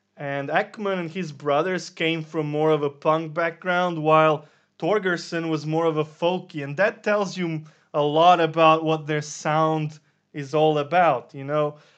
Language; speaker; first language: English; non-native, fluent; Serbian